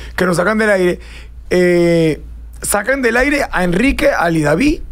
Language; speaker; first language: Spanish; native; Spanish